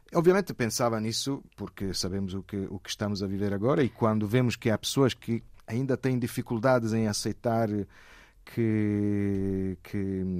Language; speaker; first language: Portuguese; non-native, fluent; Italian